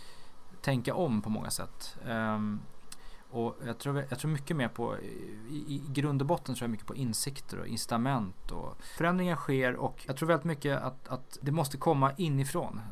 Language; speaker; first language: Swedish; native; Swedish